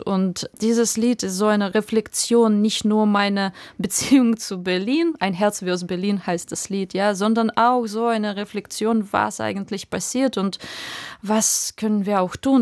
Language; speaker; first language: German; non-native, fluent; Russian